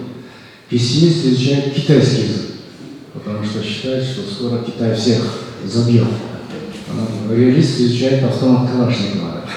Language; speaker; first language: Russian; non-native, local second language; Kyrgyz